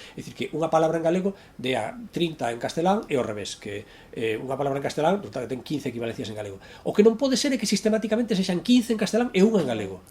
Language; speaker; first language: Galician; native; Galician